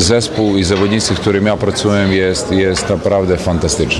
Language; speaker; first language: Polish; non-native, fluent; Serbian